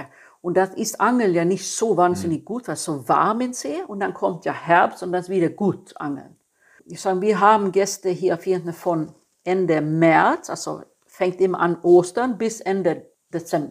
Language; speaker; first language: German; non-native, fluent; Swedish